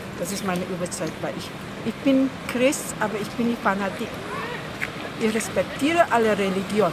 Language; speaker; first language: German; non-native, learner; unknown